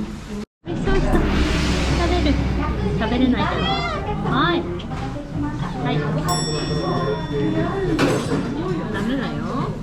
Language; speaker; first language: Japanese; native; Japanese